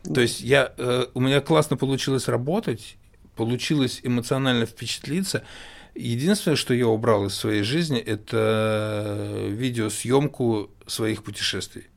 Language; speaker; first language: Russian; native; Russian